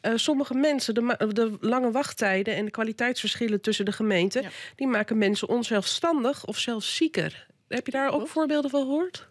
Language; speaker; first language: Dutch; native; Dutch